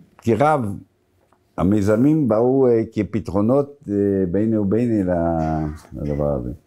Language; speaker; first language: Hebrew; non-native, fluent; French